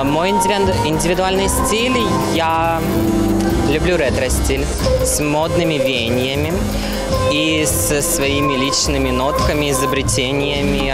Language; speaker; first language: Russian; native; Russian